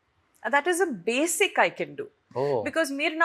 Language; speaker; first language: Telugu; non-native, fluent; Tamil